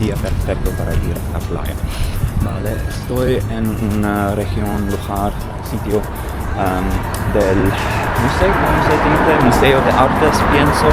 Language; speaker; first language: Spanish; non-native, learner; English